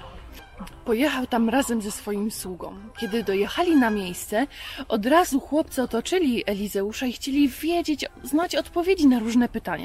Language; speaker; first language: Polish; native; Polish